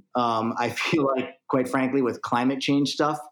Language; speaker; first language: English; native; English